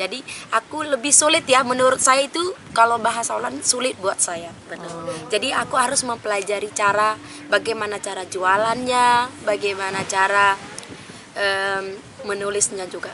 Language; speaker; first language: Indonesian; non-native, local second language; Sasak